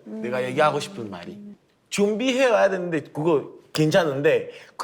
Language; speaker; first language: Korean; early bilingual, heritage; English